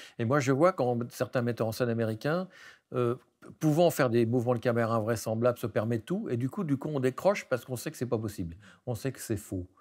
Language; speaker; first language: French; native; French